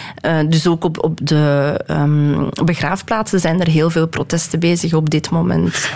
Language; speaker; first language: Dutch; early bilingual, other home language; Persian